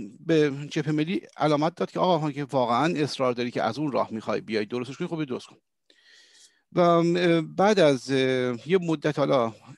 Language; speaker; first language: Persian; early bilingual, heritage; Persian